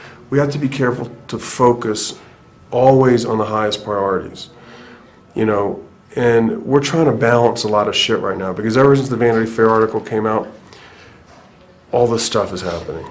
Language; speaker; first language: English; native; English